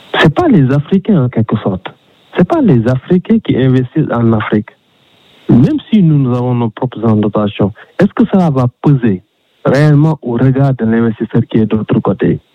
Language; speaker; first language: French; non-native, local second language; Wolof